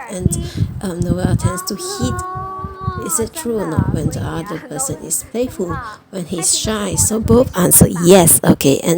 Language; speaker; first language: English; non-native, fluent; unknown